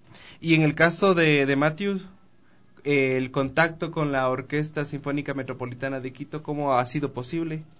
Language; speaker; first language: Spanish; native; Spanish